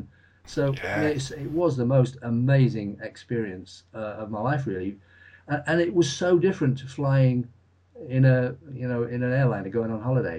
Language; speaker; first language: English; native; English